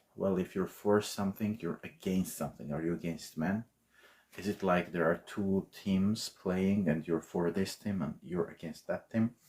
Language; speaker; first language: English; non-native, fluent; Armenian